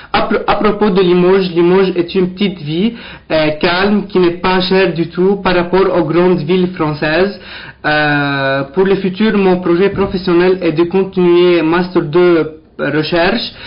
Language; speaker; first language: French; non-native, local second language; Arabic